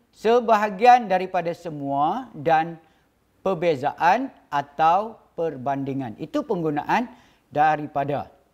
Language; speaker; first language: Malay; native; Malay